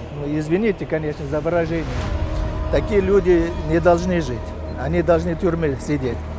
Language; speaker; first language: Russian; non-native, local second language; Uzbek